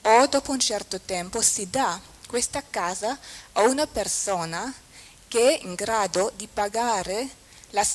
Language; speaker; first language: Italian; non-native, fluent; German